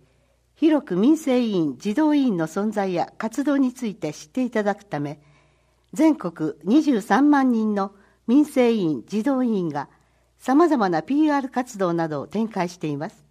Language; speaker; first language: Japanese; native; Japanese